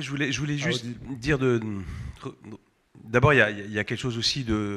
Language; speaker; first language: French; native; French